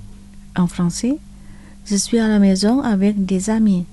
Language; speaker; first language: French; non-native, fluent; Indonesian